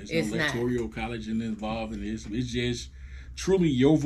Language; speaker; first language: English; native; English